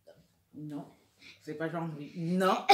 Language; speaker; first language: French; non-native, learner; English